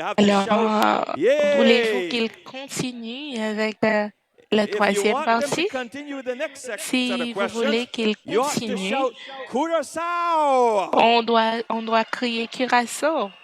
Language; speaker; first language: French; non-native, fluent; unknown